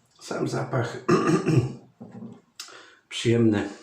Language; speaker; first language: Polish; native; Polish